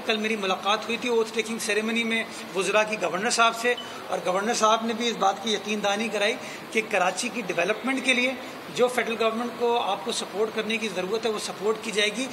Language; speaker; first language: Urdu; native; Urdu